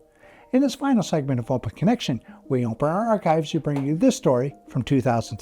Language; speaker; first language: English; native; English